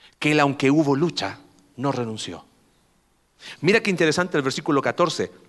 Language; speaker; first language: Spanish; native; Spanish